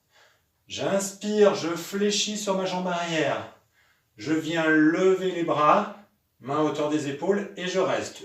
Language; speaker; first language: French; native; French